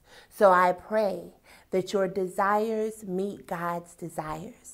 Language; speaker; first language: English; native; English